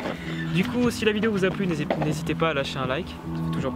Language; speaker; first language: French; native; French